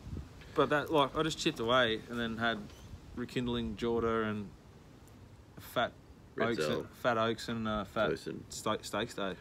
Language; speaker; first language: English; native; English